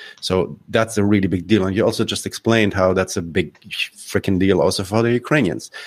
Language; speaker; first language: English; non-native, fluent; Polish